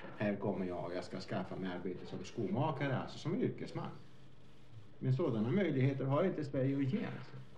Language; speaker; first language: Swedish; non-native, fluent; Greek